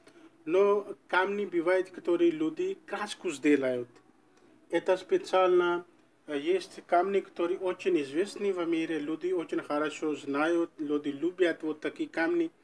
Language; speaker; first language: Russian; non-native, learner; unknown